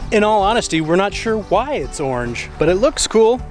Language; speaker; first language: English; native; English